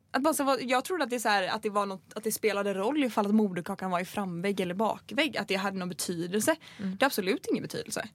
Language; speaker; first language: Swedish; native; Swedish